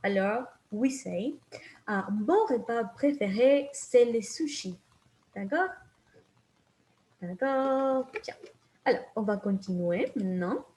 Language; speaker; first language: French; non-native, fluent; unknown